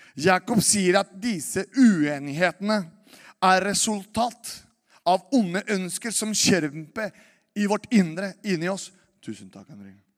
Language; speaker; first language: Norwegian; non-native, fluent; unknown